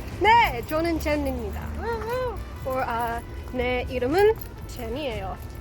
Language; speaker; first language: Korean; non-native, learner; English